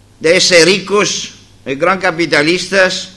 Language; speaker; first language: Spanish; non-native, fluent; Greek